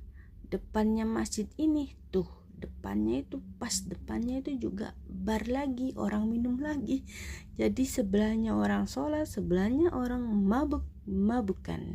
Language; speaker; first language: Indonesian; native; Indonesian